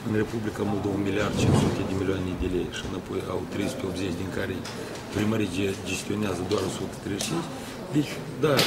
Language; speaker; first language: Romanian; non-native, local second language; Russian